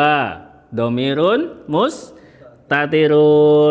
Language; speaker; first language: Arabic; non-native, fluent; Indonesian